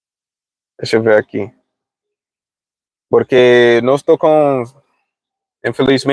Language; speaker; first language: Portuguese; non-native, fluent; English